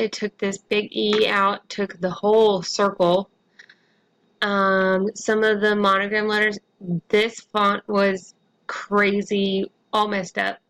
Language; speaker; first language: English; native; English